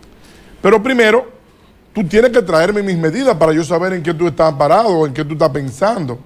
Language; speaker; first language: Spanish; native; Spanish